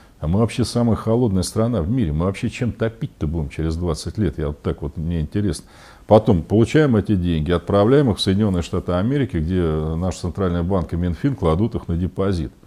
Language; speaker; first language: Russian; native; Russian